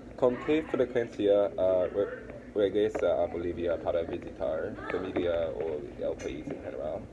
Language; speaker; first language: Spanish; non-native, learner; English